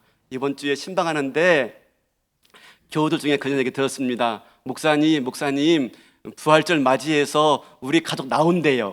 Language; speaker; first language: Korean; native; Korean